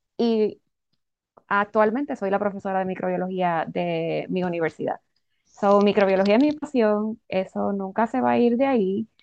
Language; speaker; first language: Spanish; native; Spanish